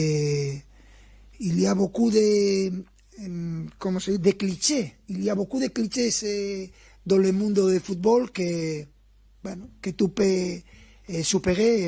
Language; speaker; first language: French; non-native, fluent; Spanish